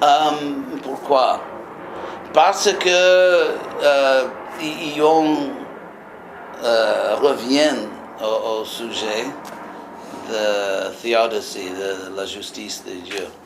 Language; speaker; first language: French; non-native, fluent; English